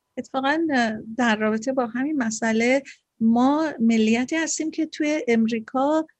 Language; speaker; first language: Persian; native; Persian